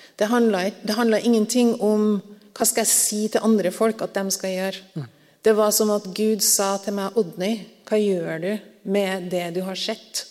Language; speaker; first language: Norwegian; native; Norwegian